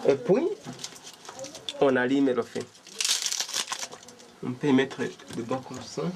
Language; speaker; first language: French; non-native, local second language; Kinyarwanda